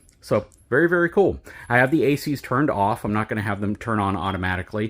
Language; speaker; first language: English; native; English